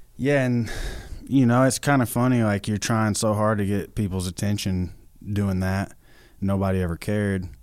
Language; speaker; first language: English; native; English